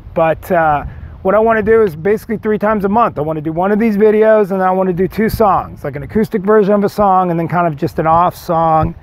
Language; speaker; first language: English; native; English